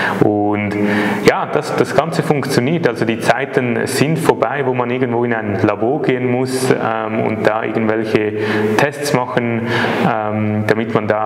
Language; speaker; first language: German; native; German